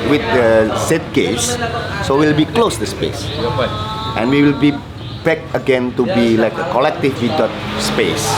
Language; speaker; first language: English; non-native, learner; Indonesian